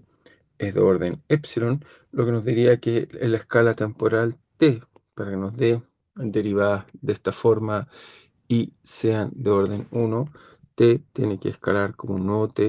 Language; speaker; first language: Spanish; native; Spanish